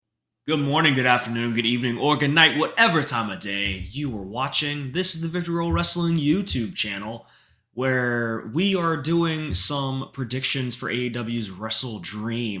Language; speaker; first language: English; native; English